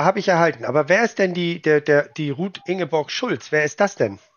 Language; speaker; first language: German; native; German